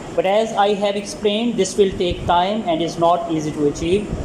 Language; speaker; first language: English; non-native, local second language; Urdu